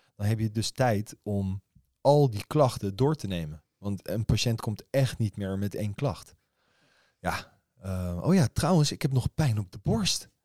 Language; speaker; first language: Dutch; early bilingual, other home language; Persian